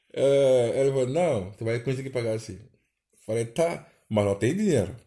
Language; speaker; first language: Portuguese; non-native, fluent; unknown